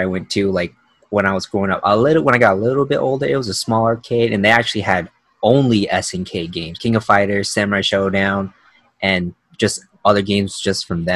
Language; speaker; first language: English; native; English